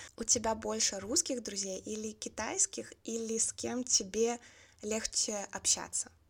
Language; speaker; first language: Russian; native; Russian